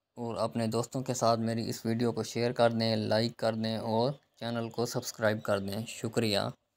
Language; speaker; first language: Urdu; non-native, local second language; Punjabi